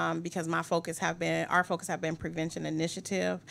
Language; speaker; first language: English; native; English